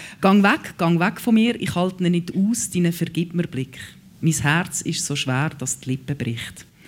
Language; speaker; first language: German; native; German